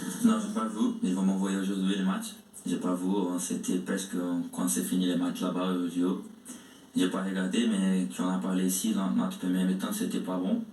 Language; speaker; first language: French; non-native, learner; Portuguese